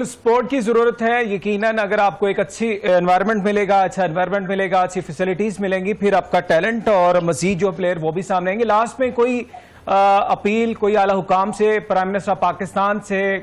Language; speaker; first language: Urdu; native; Urdu